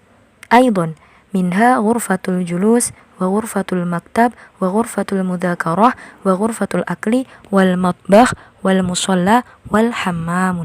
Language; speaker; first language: Arabic; non-native, learner; Indonesian